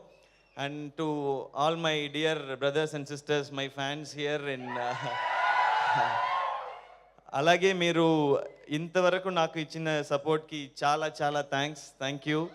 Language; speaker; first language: Telugu; non-native, learner; Tamil